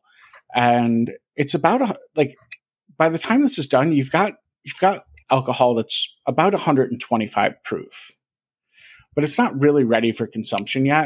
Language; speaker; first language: English; native; English